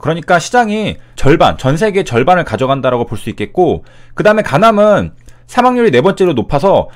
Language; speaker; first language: Korean; native; Korean